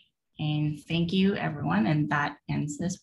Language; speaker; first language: English; native; English